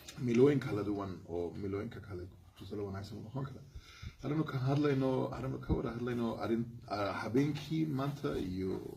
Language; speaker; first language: Somali; non-native, fluent; German